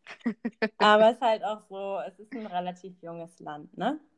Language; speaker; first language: German; non-native, local second language; Thai